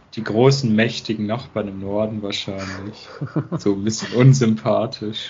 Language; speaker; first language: German; native; German